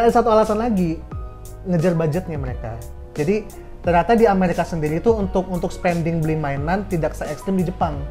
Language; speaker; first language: Indonesian; native; Indonesian